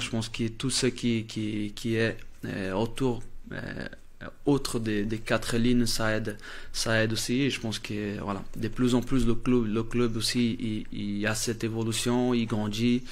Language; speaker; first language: French; non-native, fluent; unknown